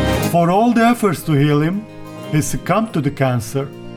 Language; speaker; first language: English; non-native, fluent; Turkish